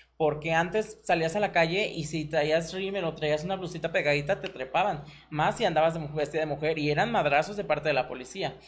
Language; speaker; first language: Spanish; native; Spanish